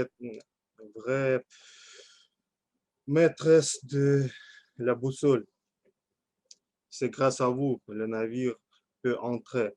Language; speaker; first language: French; non-native, fluent; Russian